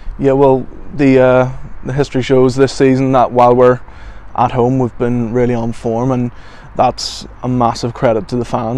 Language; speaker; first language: English; native; English